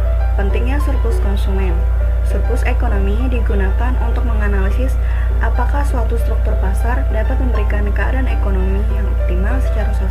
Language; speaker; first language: Indonesian; native; Indonesian